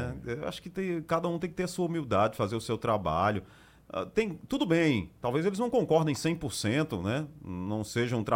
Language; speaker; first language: Portuguese; native; Portuguese